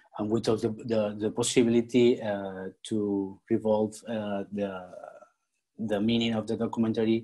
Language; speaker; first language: English; non-native, learner; Spanish